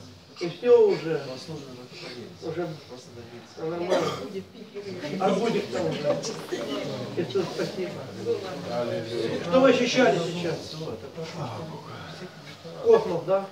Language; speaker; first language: Russian; native; Russian